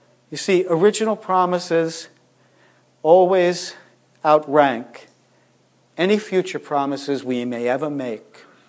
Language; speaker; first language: English; native; English